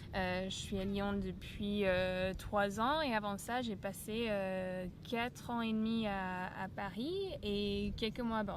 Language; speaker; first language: French; non-native, fluent; English